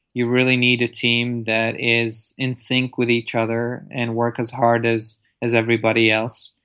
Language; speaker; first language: English; early bilingual, other home language; Arabic